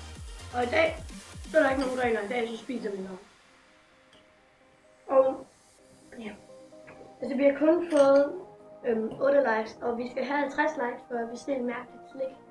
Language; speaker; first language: Danish; early bilingual, other home language; German